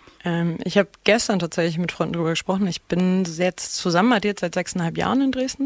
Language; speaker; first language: German; native; German